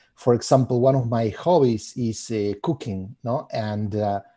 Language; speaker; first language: English; non-native, fluent; Spanish